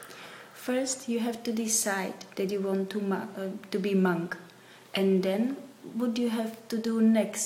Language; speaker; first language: English; non-native, fluent; Slovak